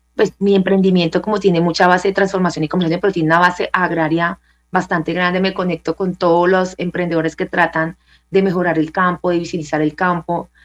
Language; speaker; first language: Spanish; native; Spanish